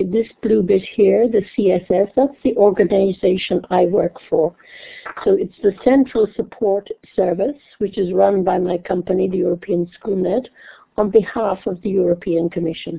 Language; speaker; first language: English; native; English